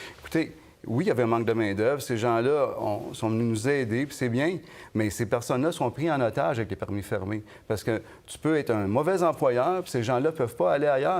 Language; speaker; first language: French; native; French